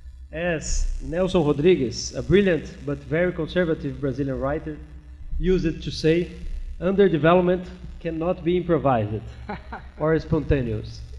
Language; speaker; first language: English; non-native, fluent; Portuguese